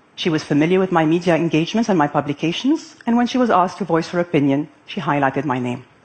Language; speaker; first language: English; non-native, fluent; Arabic